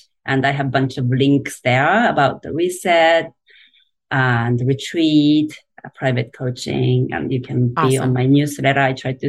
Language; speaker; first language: English; non-native, fluent; Japanese